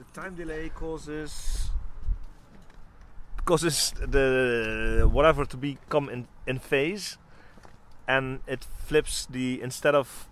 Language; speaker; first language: English; non-native, fluent; Dutch